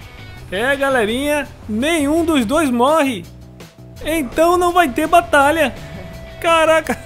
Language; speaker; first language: Portuguese; native; Portuguese